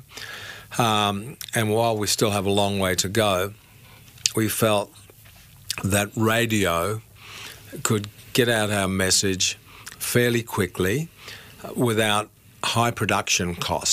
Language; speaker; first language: English; native; English